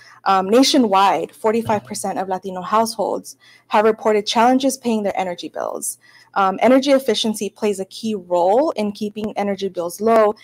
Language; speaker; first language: English; early bilingual, other home language; Spanish